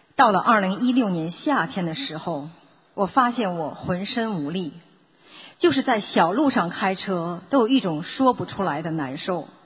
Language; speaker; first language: Chinese; native; Chinese